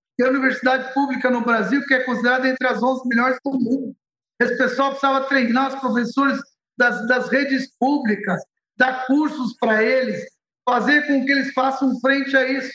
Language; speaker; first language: Portuguese; early bilingual, other home language; Arabic